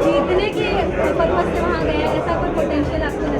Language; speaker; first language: Hindi; native; Hindi